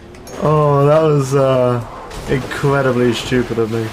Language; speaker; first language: English; native; English